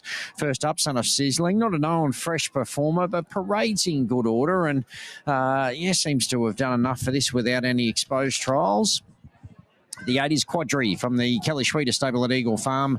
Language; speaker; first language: English; native; English